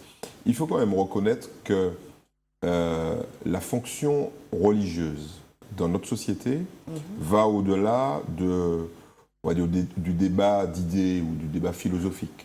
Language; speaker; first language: French; native; French